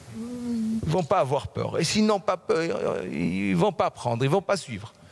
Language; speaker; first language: French; non-native, local second language; Arabic